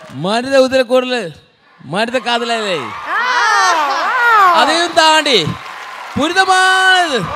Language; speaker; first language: Tamil; non-native, learner; Malayalam